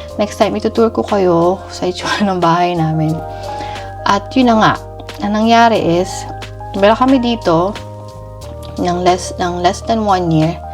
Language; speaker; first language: Filipino; native; Filipino